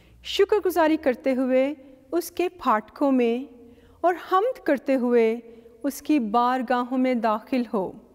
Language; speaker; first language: Urdu; native; Urdu